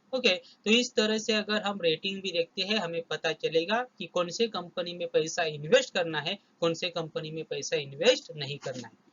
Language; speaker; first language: Hindi; non-native, local second language; Marathi